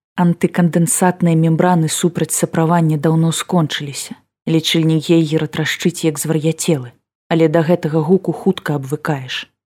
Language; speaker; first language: Belarusian; native; Belarusian